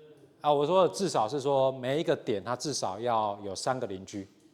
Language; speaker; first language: Chinese; native; Chinese